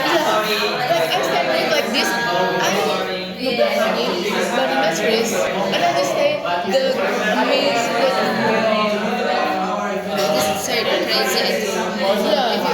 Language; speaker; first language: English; non-native, learner; Indonesian